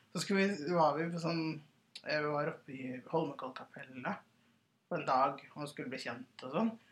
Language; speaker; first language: Norwegian; early bilingual, other home language; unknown